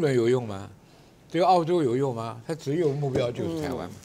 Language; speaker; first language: Chinese; native; Chinese